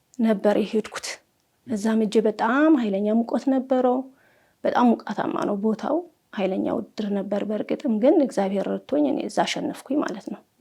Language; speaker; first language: Amharic; non-native, local second language; Tigrinya